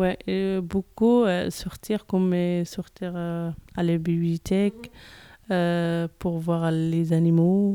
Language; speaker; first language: French; non-native, learner; Arabic